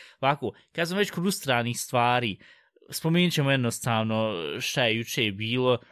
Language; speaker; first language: Bosnian; early bilingual, heritage; Bosnian